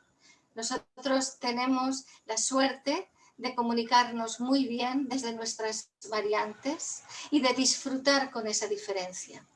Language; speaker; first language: Spanish; native; Spanish